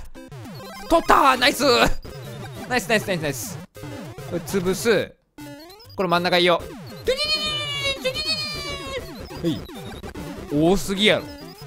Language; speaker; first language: Japanese; native; Japanese